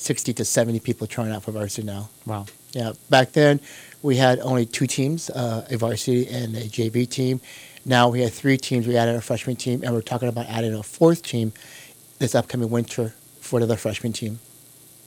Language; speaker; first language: English; native; English